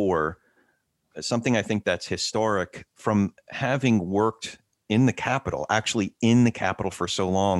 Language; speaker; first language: English; native; English